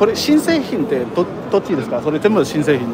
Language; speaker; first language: Japanese; non-native, fluent; Chinese